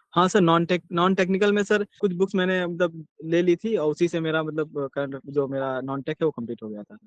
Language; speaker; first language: Hindi; native; Hindi